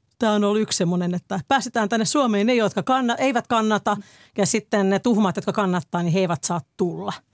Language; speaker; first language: Finnish; native; Finnish